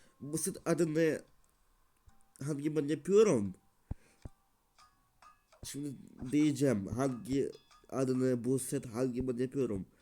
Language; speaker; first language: Turkish; non-native, learner; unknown